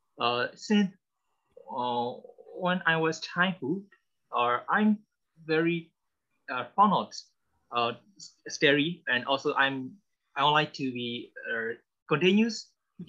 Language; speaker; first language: English; non-native, learner; Burmese